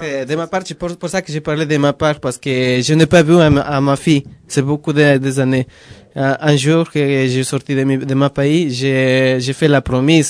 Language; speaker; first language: French; non-native, learner; Spanish